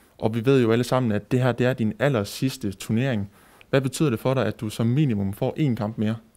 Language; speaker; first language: Danish; native; Danish